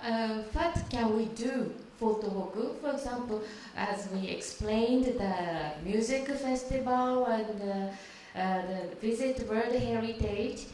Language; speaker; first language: English; non-native, learner; Japanese